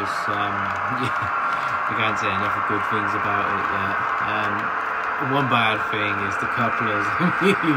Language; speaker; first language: English; native; English